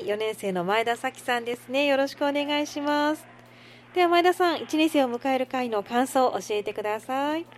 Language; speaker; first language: Japanese; native; Japanese